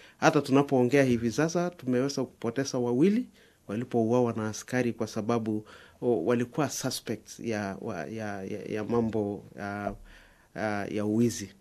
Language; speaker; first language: Swahili; non-native, local second language; Masai